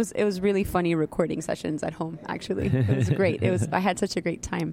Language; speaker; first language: English; non-native, fluent; Spanish